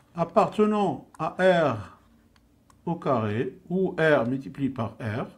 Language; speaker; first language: French; non-native, local second language; Arabic